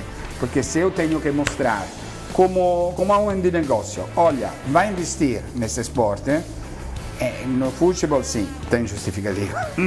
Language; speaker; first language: Portuguese; non-native, fluent; Italian